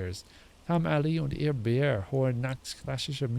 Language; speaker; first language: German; non-native, learner; English